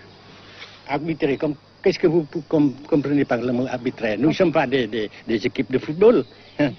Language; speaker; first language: French; non-native, fluent; Vietnamese